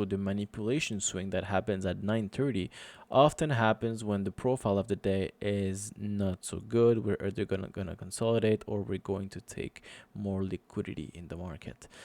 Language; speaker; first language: English; non-native, fluent; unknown